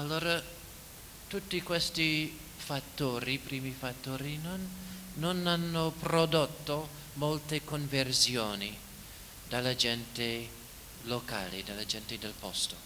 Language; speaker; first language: Italian; non-native, fluent; English